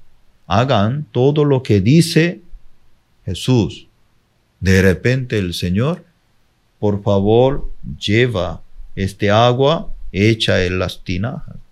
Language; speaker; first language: Spanish; non-native, fluent; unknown